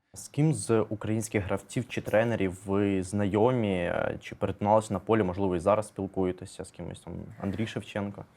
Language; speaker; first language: Ukrainian; native; Ukrainian